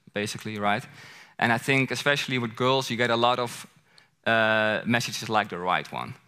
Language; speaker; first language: English; non-native, fluent; Dutch